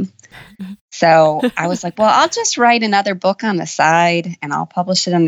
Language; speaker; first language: English; native; English